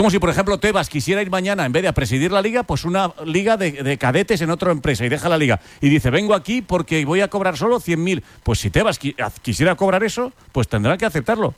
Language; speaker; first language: Spanish; native; Spanish